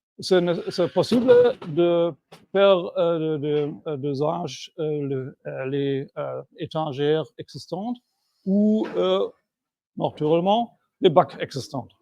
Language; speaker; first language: French; non-native, fluent; German